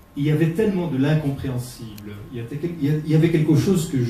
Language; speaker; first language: French; non-native, fluent; Portuguese